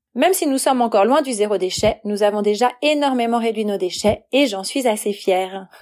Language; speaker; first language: French; native; French